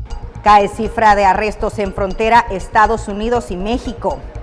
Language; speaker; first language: Spanish; native; Spanish